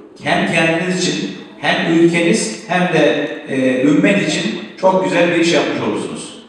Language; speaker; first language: Turkish; native; Turkish